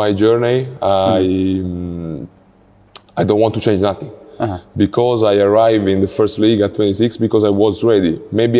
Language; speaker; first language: English; non-native, learner; Italian